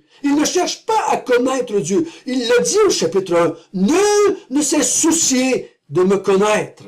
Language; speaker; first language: French; native; French